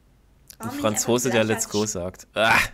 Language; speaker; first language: German; native; German